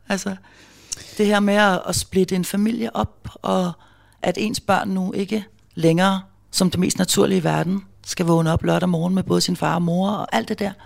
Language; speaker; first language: Danish; native; Danish